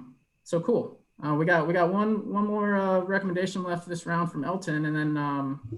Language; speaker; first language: English; native; English